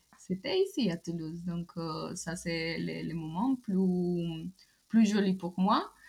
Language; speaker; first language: French; non-native, fluent; Spanish